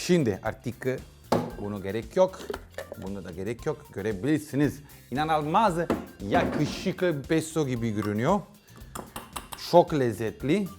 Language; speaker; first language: Turkish; non-native, learner; Italian